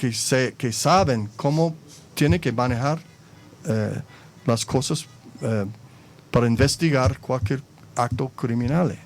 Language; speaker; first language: Spanish; non-native, fluent; English